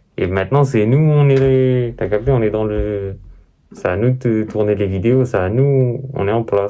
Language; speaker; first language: French; native; French